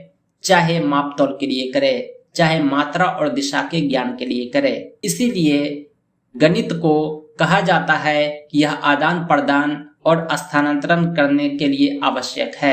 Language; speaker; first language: Hindi; native; Hindi